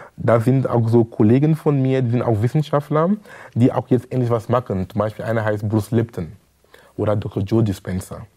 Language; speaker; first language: German; non-native, fluent; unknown